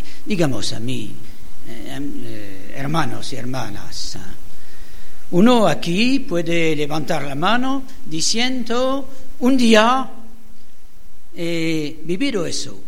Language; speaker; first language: Spanish; non-native, learner; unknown